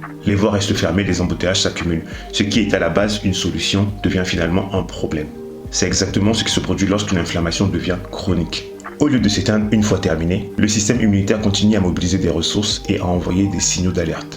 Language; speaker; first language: French; native; French